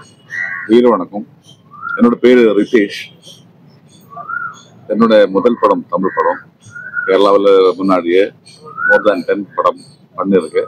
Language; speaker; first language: Tamil; non-native, learner; Malayalam